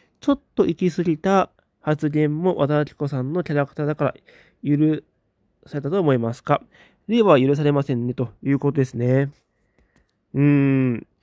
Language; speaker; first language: Japanese; native; Japanese